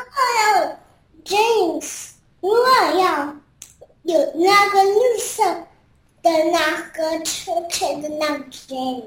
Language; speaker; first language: Chinese; early bilingual, heritage; Chinese